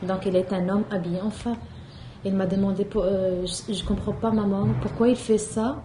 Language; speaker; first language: French; non-native, local second language; Arabic